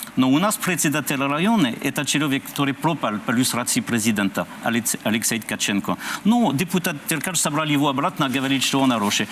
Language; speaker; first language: Russian; non-native, learner; French